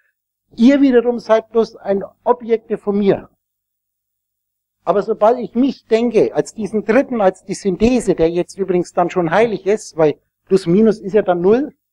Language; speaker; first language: German; native; German